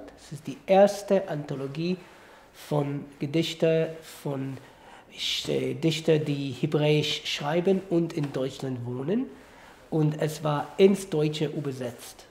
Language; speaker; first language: German; non-native, fluent; Hebrew